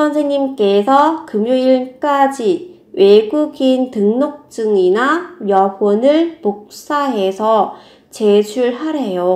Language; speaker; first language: Korean; non-native, fluent; Vietnamese